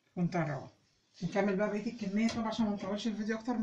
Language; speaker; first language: Arabic; native; Arabic